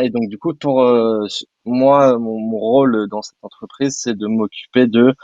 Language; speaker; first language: French; native; French